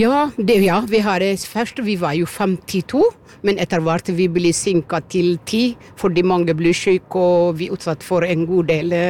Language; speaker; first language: Norwegian; non-native, fluent; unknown